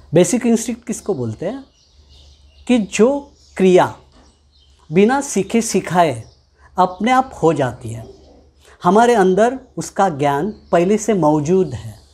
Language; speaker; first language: Hindi; non-native, local second language; Marathi